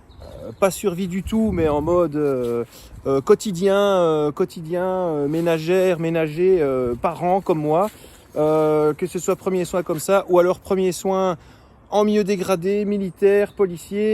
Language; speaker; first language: French; native; French